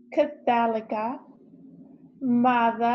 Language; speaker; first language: Arabic; non-native, learner; English